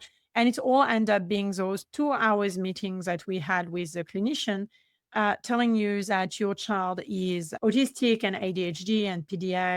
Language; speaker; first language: English; non-native, fluent; French